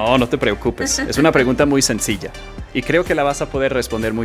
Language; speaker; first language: Spanish; non-native, fluent; English